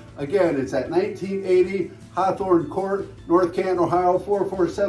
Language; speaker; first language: English; native; English